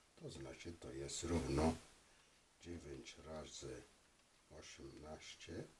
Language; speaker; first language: Polish; non-native, fluent; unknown